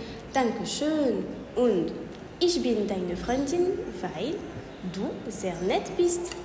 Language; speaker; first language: German; non-native, learner; French